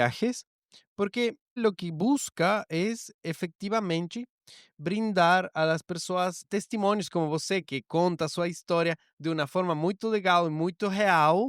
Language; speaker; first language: Portuguese; non-native, learner; Spanish